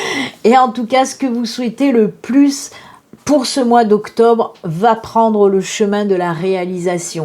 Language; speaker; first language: French; native; French